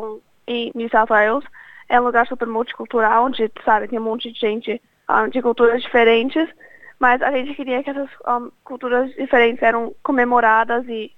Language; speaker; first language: Portuguese; early bilingual, other home language; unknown